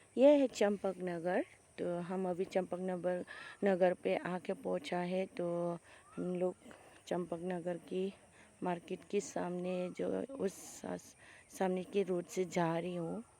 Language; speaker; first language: Hindi; non-native, local second language; Kok Borok